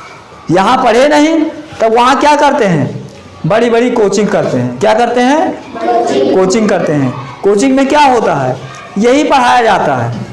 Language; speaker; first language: Hindi; native; Hindi